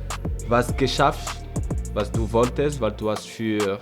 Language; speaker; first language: German; non-native, learner; French